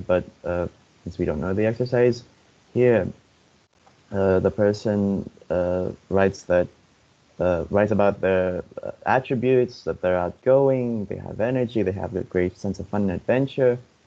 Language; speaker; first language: English; non-native, fluent; Lithuanian